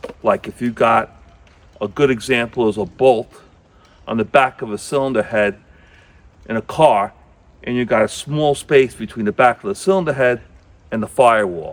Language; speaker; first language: English; native; English